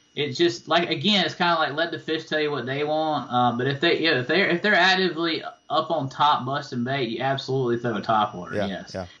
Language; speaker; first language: English; native; English